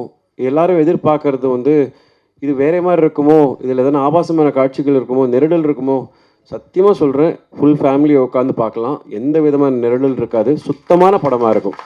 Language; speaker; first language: Tamil; native; Tamil